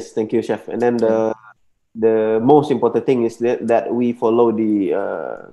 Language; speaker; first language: English; non-native, local second language; Indonesian